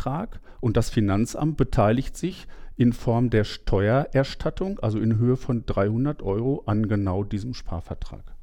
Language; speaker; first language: German; native; German